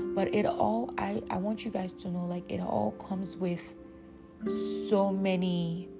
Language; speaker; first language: English; non-native, local second language; Yoruba